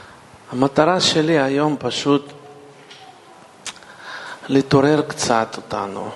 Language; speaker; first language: Hebrew; non-native, fluent; Russian